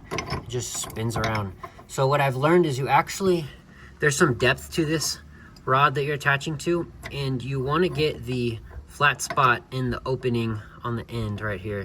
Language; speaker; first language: English; native; English